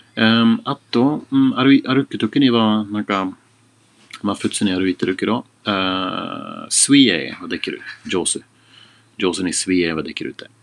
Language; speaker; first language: Japanese; non-native, fluent; Swedish